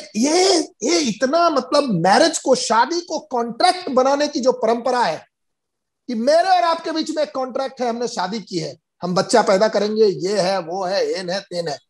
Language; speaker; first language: Hindi; native; Hindi